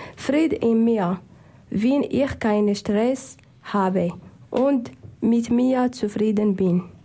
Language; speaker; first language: German; non-native, learner; Arabic